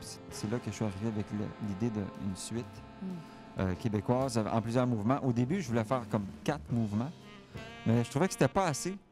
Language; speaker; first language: French; native; French